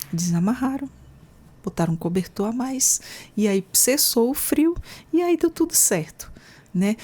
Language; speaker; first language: Portuguese; native; Portuguese